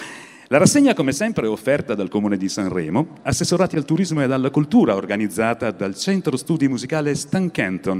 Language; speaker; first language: Italian; native; Italian